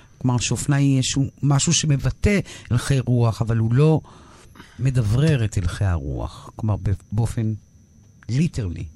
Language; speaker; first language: Hebrew; native; Hebrew